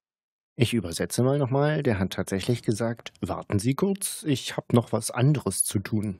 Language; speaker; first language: German; native; German